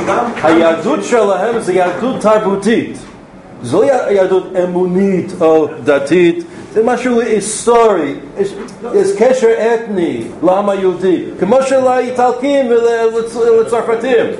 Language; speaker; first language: Hebrew; non-native, fluent; English